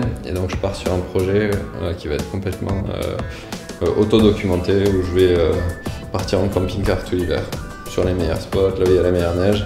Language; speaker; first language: French; native; French